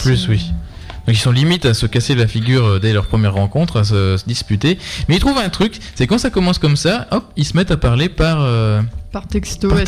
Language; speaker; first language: French; native; French